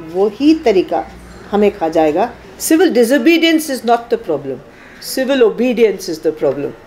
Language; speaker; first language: Hindi; native; Hindi